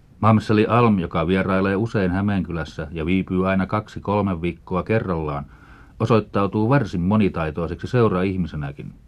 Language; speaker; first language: Finnish; native; Finnish